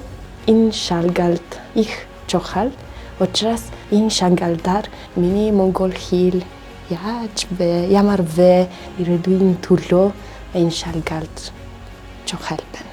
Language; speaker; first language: Mongolian; non-native, learner; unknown